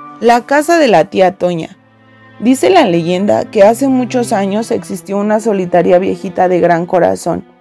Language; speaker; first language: Spanish; native; Spanish